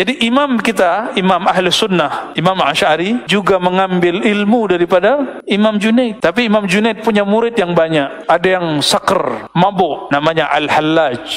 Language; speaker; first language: Malay; non-native, local second language; Minangkabau